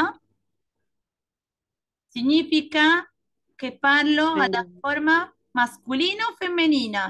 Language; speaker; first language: Italian; non-native, fluent; Spanish